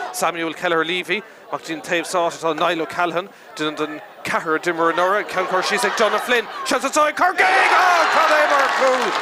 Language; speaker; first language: Irish; native; Irish